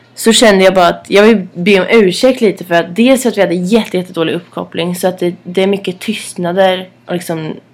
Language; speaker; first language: Swedish; native; Swedish